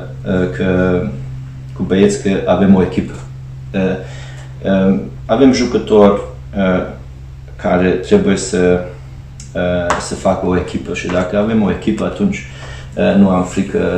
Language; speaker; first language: Romanian; non-native, fluent; Hungarian